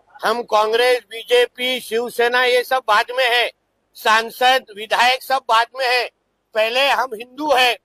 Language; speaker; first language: Hindi; non-native, local second language; Marathi